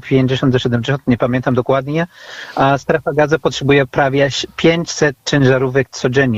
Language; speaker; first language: Polish; non-native, fluent; Arabic